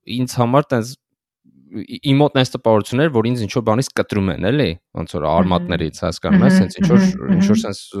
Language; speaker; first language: Armenian; native; Armenian